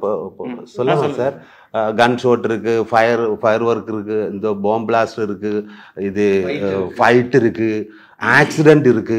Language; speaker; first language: Tamil; non-native, learner; Malayalam